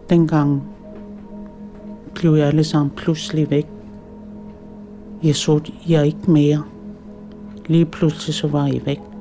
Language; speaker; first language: Danish; non-native, local second language; Kalaallisut